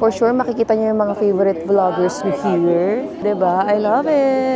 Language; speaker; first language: Filipino; native; Filipino